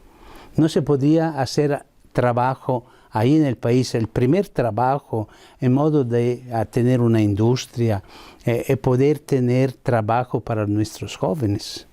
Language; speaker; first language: Spanish; non-native, fluent; Italian